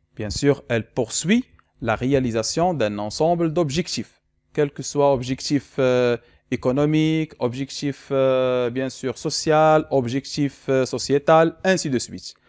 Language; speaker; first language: French; non-native, local second language; Arabic